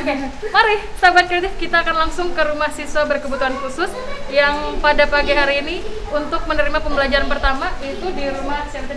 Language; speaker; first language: Indonesian; native; Indonesian